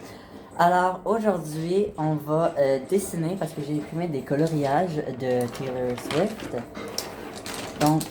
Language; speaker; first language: French; native; French